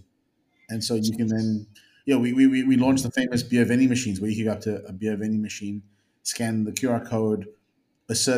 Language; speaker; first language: English; native; English